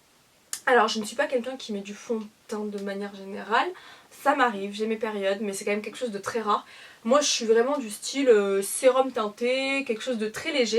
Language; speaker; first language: French; native; French